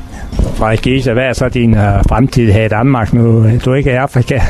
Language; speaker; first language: Danish; native; Danish